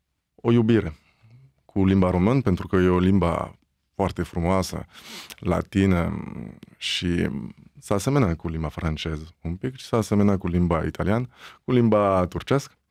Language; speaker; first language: Romanian; early bilingual, heritage; French